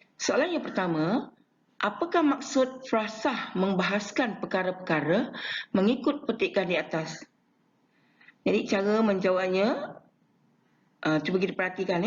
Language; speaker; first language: Malay; non-native, local second language; Chinese